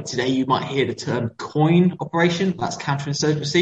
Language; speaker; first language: English; native; English